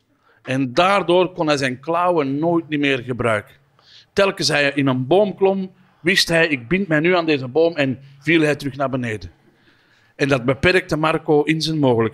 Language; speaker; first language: Dutch; native; Dutch